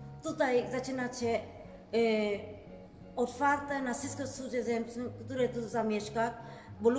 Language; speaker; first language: Polish; non-native, learner; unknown